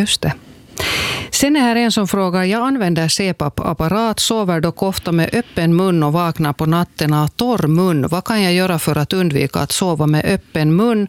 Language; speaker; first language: Swedish; native; Swedish